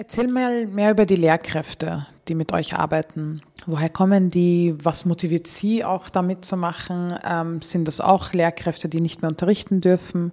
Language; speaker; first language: German; early bilingual, other home language; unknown